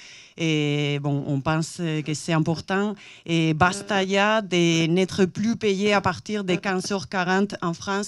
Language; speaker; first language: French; non-native, fluent; Spanish